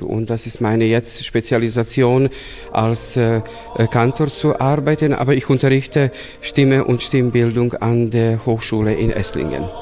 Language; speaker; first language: German; non-native, fluent; Serbian